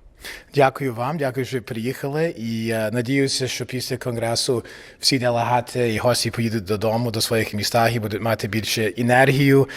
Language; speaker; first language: Ukrainian; early bilingual, heritage; English